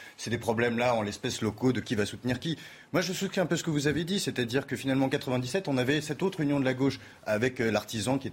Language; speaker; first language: French; native; French